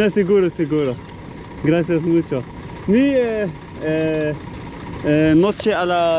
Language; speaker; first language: Spanish; non-native, learner; Arabic